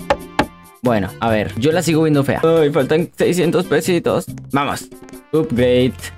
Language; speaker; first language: Spanish; native; Spanish